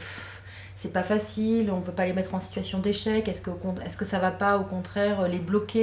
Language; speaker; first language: French; native; French